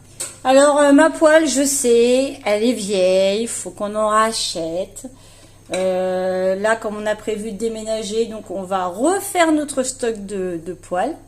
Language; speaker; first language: French; native; French